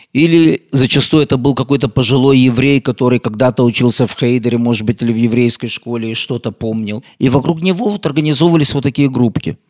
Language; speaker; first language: Russian; native; Russian